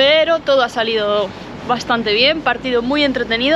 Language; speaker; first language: Spanish; native; Spanish